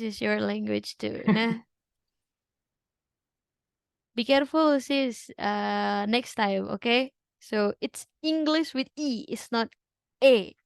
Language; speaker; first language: English; non-native, fluent; Indonesian